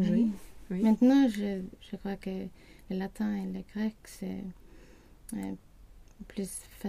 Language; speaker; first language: French; non-native, learner; Swedish